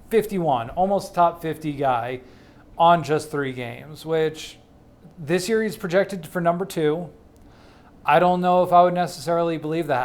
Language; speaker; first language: English; native; English